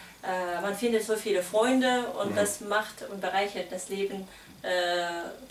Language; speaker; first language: German; non-native, fluent; Kazakh